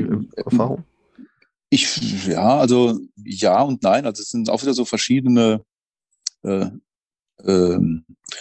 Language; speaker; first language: German; native; German